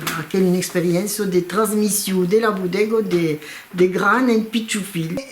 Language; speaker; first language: Occitan; non-native, local second language; French